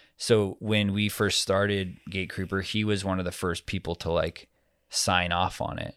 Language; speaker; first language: English; native; English